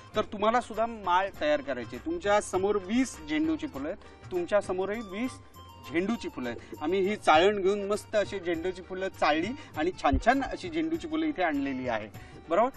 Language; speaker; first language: Marathi; native; Marathi